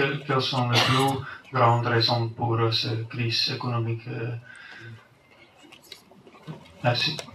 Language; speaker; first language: French; non-native, learner; Slovak